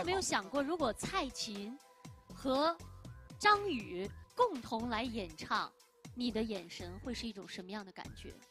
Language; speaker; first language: Chinese; native; Chinese